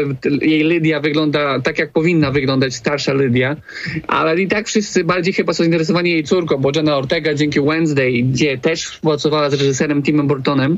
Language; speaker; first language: Polish; native; Polish